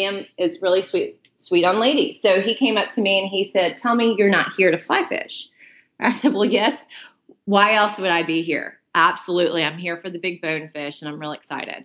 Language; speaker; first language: English; native; English